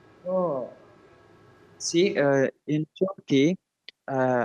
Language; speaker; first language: English; non-native, learner; Indonesian